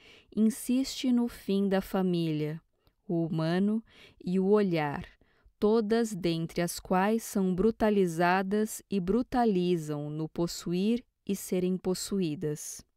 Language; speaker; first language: Portuguese; native; Portuguese